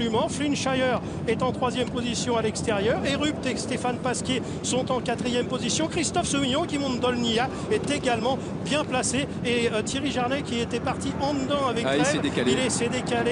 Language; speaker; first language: French; native; French